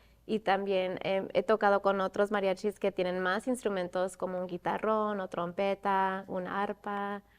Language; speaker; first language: Spanish; early bilingual, other home language; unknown